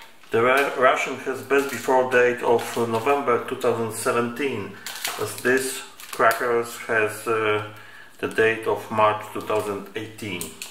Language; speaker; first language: English; non-native, fluent; Polish